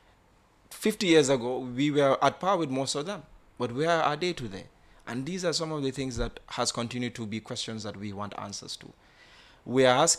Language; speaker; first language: English; non-native, local second language; Wolof